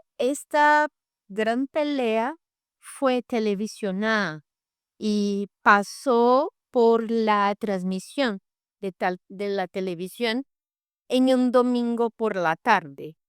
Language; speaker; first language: Spanish; non-native, fluent; Portuguese